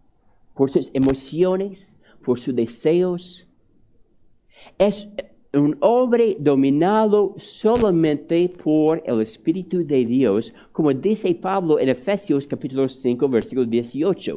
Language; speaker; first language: Spanish; non-native, fluent; English